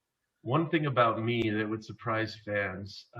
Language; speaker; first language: English; native; English